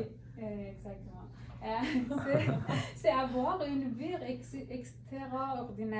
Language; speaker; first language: French; non-native, learner; Persian